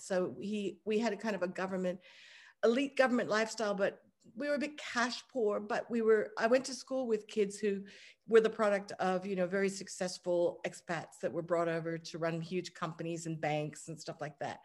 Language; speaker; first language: English; native; English